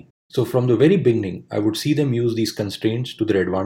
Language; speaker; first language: English; non-native, local second language; Hindi